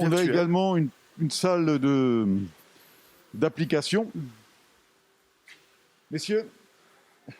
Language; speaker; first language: French; native; French